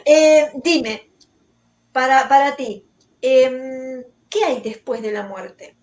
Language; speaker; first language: Spanish; native; Spanish